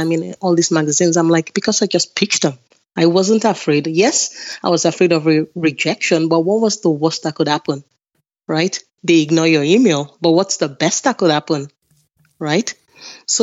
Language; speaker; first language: English; non-native, local second language; Yoruba